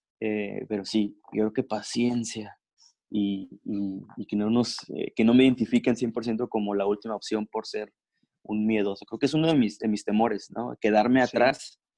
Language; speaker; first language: Spanish; native; Spanish